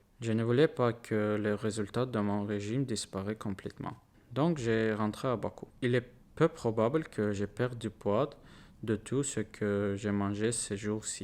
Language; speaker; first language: French; non-native, learner; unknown